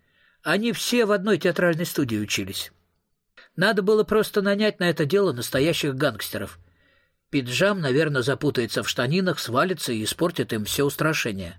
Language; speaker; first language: Russian; native; Russian